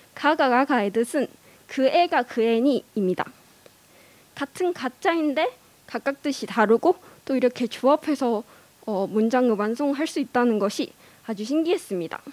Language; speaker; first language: Korean; non-native, fluent; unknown